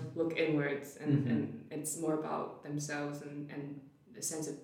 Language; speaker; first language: English; non-native, local second language; Cantonese